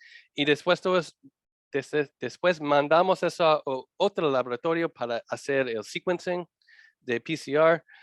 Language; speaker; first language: Spanish; non-native, learner; English